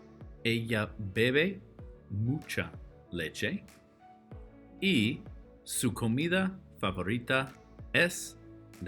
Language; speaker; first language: Spanish; non-native, fluent; English